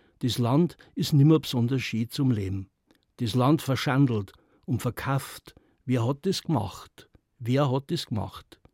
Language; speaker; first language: German; native; German